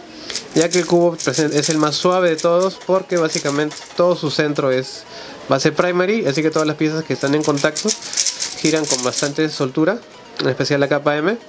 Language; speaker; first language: Spanish; native; Spanish